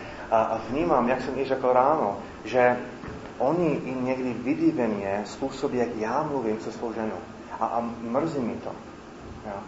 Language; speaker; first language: Czech; non-native, fluent; English